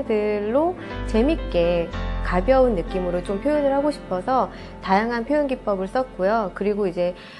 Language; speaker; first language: Korean; native; Korean